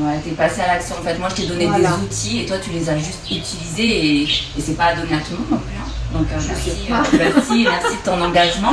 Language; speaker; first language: French; native; French